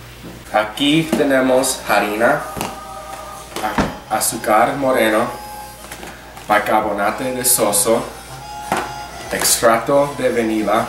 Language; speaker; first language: Spanish; non-native, learner; English